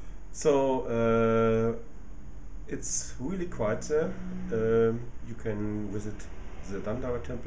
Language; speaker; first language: English; non-native, fluent; German